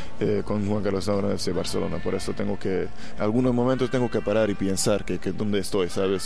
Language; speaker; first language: Spanish; non-native, fluent; Hungarian